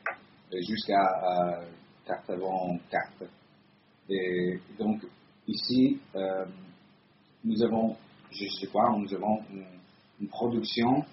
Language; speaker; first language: French; non-native, fluent; Italian